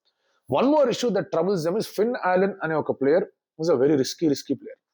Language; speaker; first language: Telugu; native; Telugu